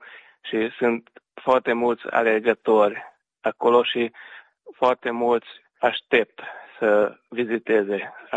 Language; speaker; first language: Romanian; non-native, local second language; Hungarian